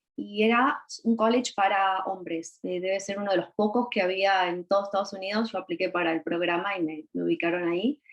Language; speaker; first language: Spanish; native; Spanish